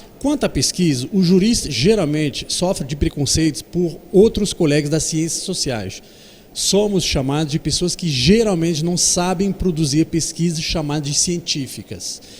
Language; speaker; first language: Portuguese; non-native, fluent; French